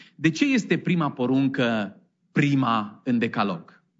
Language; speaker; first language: Romanian; native; Romanian